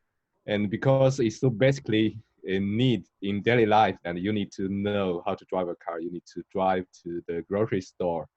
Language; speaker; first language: English; non-native, learner; Chinese